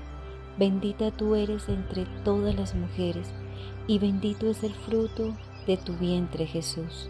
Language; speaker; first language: Spanish; native; Spanish